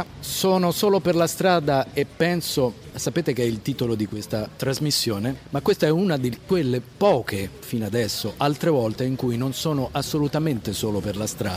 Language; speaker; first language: Italian; native; Italian